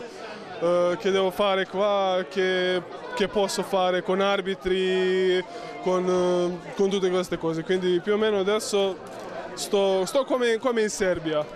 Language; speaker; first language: Italian; non-native, learner; Serbian